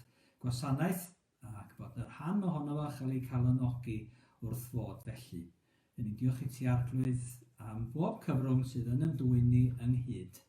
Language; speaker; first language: Welsh; native; Welsh